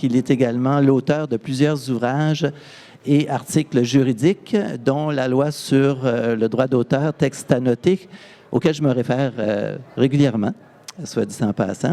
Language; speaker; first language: French; native; French